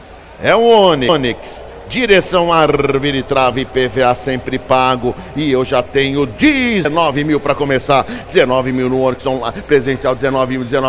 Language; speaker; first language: Portuguese; native; Portuguese